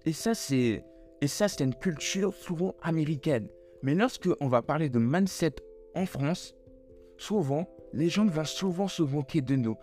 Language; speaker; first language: French; native; French